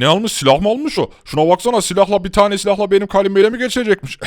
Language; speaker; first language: Turkish; native; Turkish